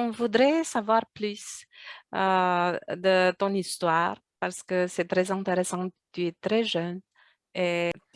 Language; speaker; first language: French; non-native, fluent; Romanian